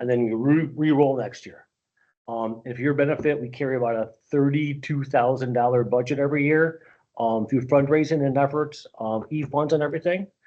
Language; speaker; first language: English; native; English